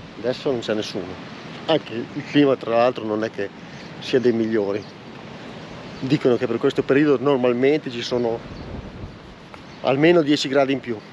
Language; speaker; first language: Italian; native; Italian